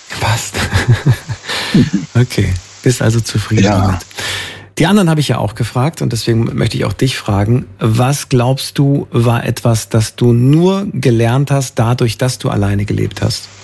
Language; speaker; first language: German; native; German